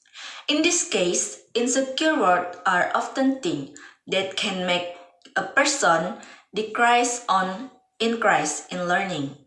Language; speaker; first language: English; non-native, learner; Indonesian